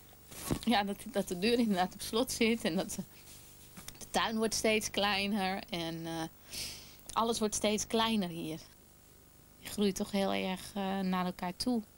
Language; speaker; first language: Dutch; native; Dutch